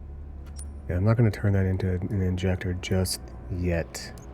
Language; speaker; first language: English; native; English